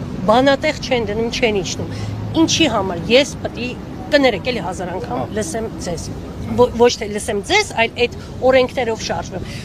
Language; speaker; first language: Armenian; native; Armenian